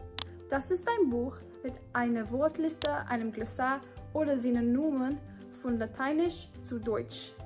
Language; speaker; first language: German; non-native, fluent; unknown